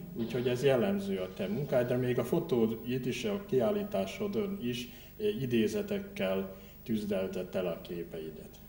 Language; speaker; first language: Hungarian; native; Hungarian